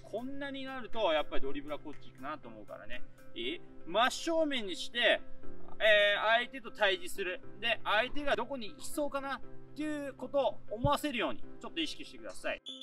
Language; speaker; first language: Japanese; native; Japanese